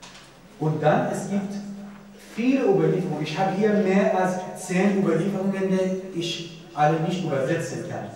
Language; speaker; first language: German; non-native, fluent; Persian